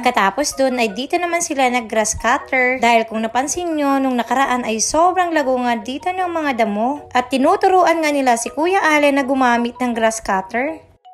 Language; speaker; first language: Filipino; native; Filipino